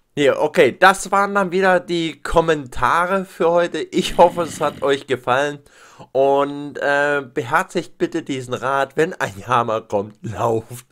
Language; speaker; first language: German; native; German